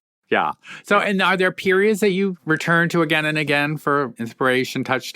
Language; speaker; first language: English; native; English